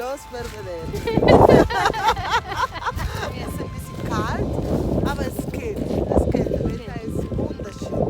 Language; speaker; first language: German; non-native, learner; Spanish